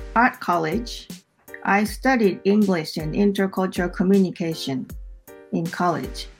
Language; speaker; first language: English; non-native, fluent; Japanese